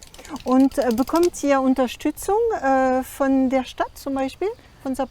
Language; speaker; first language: German; non-native, fluent; French